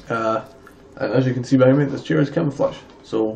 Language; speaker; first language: English; native; English